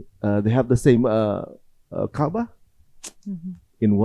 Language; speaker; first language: English; non-native, fluent; Indonesian